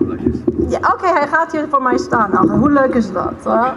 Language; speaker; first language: Dutch; non-native, fluent; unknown